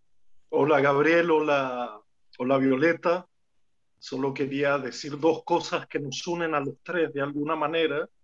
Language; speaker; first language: Spanish; native; Spanish